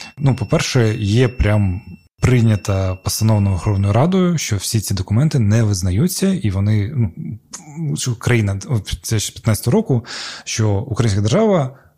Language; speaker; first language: Ukrainian; non-native, local second language; Crimean Tatar